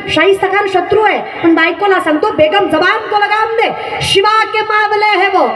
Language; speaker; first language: Hindi; non-native, local second language; Marathi